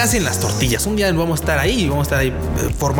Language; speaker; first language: Spanish; native; Spanish